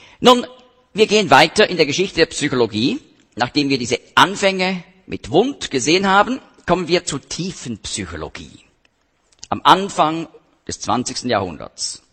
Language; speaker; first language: German; native; German